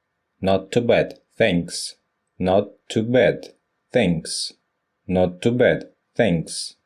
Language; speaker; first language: English; non-native, fluent; Russian